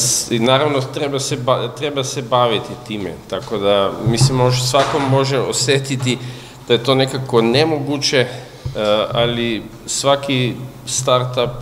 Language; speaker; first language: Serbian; non-native, fluent; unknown